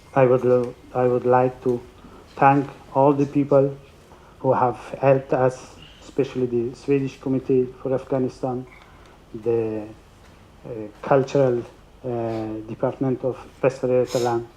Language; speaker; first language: English; non-native, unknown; Persian